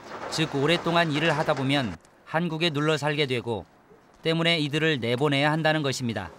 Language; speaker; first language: Korean; native; Korean